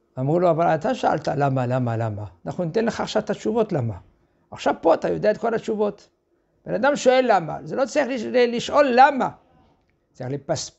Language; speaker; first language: Hebrew; non-native, fluent; French